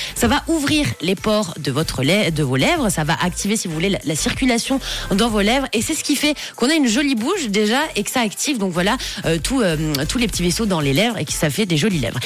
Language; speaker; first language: French; native; French